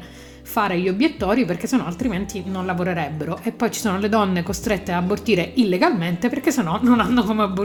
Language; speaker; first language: Italian; native; Italian